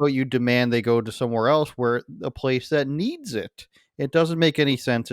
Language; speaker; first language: English; native; English